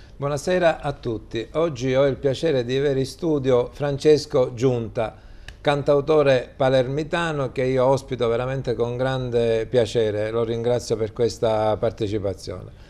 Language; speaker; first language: Italian; native; Italian